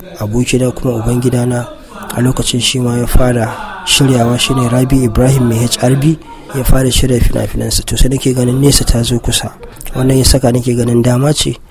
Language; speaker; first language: Hausa; native; Hausa